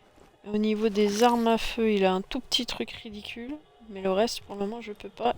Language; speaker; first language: French; native; French